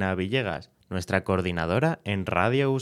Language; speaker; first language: Spanish; native; Spanish